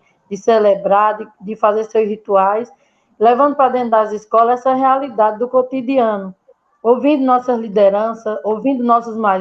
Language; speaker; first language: Portuguese; native; Portuguese